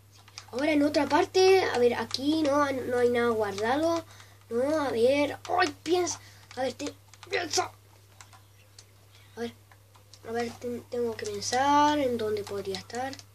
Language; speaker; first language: Spanish; native; Spanish